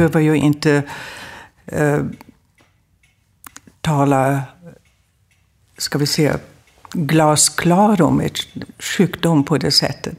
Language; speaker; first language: Swedish; non-native, fluent; German